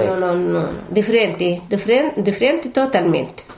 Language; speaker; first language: Spanish; non-native, learner; Arabic